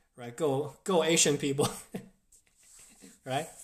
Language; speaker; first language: English; non-native, fluent; Chinese